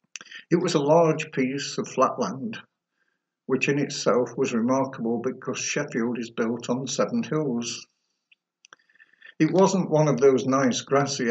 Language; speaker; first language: English; native; English